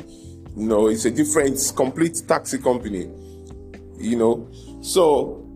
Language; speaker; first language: English; non-native, local second language; Igbo